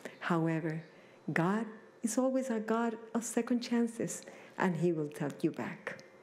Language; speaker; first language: English; non-native, local second language; Spanish